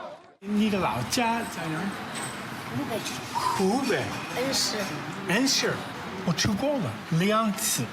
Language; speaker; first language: Chinese; non-native, learner; English